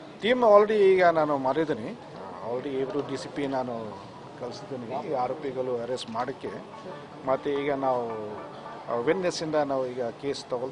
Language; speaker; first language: Kannada; non-native, fluent; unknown